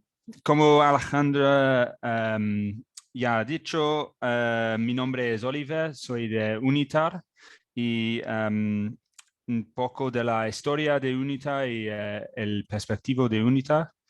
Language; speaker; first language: Spanish; non-native, learner; English